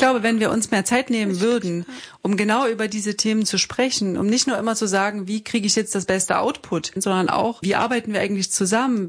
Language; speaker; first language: German; native; German